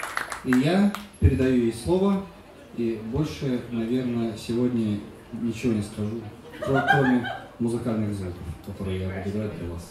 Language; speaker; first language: Russian; native; Russian